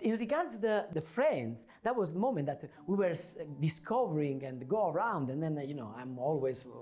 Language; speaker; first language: English; non-native, fluent; Italian